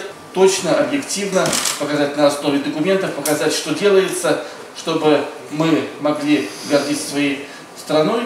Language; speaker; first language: Russian; native; Russian